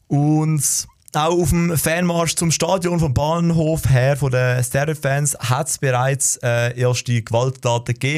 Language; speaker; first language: German; native; German